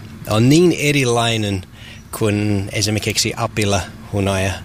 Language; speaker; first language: Finnish; non-native, learner; English